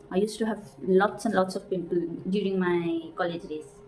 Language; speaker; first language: English; non-native, local second language; Kannada